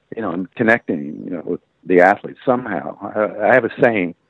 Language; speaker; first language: English; native; English